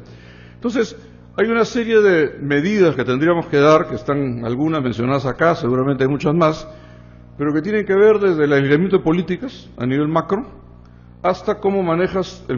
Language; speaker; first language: Spanish; native; Spanish